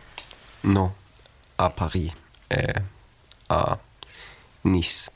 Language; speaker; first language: French; non-native, learner; Swedish